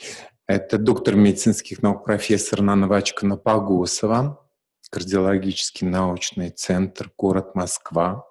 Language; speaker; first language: Russian; native; Russian